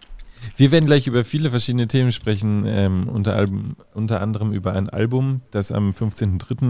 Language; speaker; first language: German; native; German